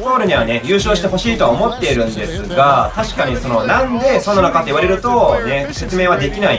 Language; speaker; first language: Japanese; native; Japanese